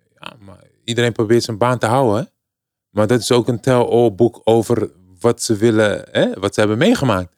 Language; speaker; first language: Dutch; native; Dutch